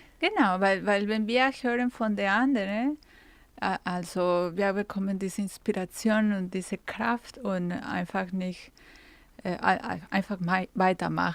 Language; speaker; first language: German; non-native, fluent; Spanish